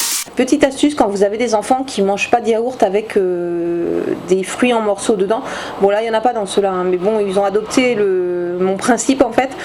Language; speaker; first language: French; native; French